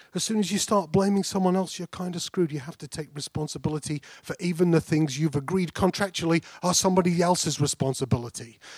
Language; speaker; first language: English; native; English